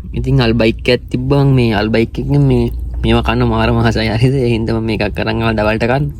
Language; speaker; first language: Sinhala; native; Sinhala